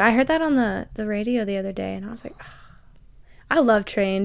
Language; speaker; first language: English; native; English